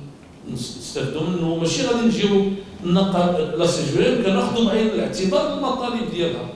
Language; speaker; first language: Arabic; native; Arabic